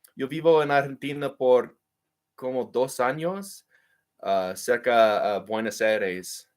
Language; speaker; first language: Spanish; non-native, learner; English